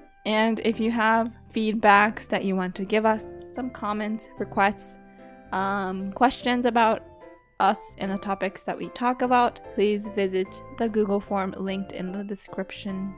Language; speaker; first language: English; early bilingual, other home language; Japanese